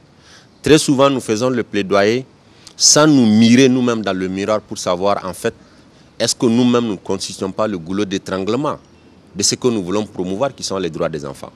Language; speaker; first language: French; native; French